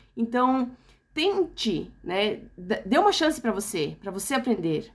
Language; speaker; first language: Portuguese; native; Portuguese